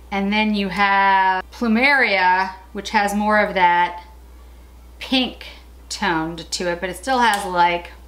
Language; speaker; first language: English; native; English